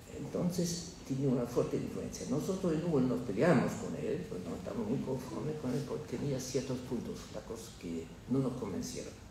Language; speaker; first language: Spanish; non-native, fluent; German